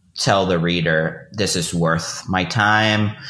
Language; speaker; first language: English; non-native, fluent; Spanish